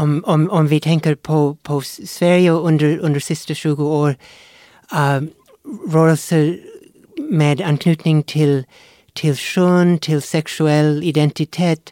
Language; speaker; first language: Swedish; non-native, fluent; English